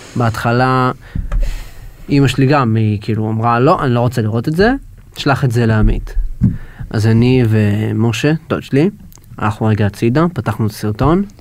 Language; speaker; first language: Hebrew; native; Hebrew